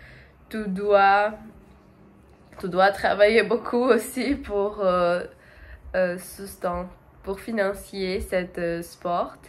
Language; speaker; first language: French; non-native, learner; Portuguese